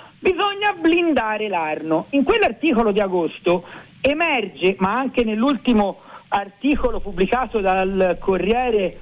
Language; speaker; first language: Italian; native; Italian